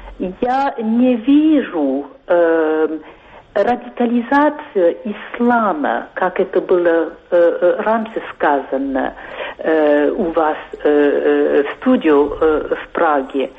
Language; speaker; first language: Russian; non-native, fluent; French